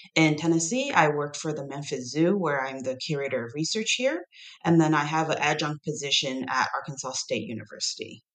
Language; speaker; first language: English; non-native, fluent; Chinese